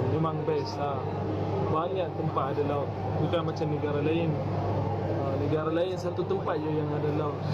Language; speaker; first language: Malay; non-native, fluent; Arabic